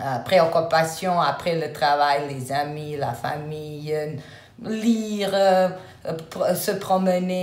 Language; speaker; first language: French; non-native, fluent; Serbian